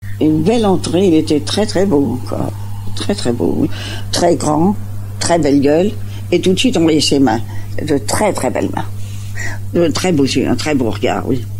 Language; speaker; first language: French; native; French